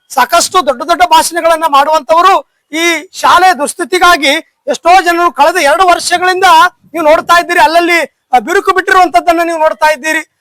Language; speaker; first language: Kannada; native; Kannada